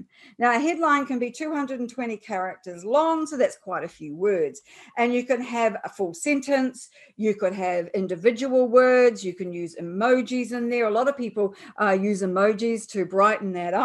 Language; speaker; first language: English; native; English